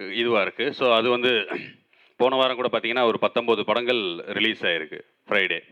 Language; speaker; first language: Tamil; native; Tamil